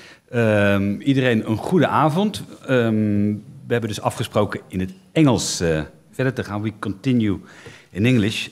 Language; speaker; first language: Dutch; native; Dutch